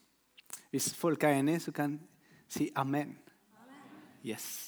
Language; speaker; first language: Norwegian; non-native, fluent; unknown